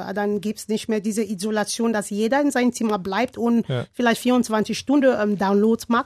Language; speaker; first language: German; non-native, learner; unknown